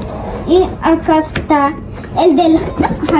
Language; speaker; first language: Spanish; early bilingual, heritage; Spanish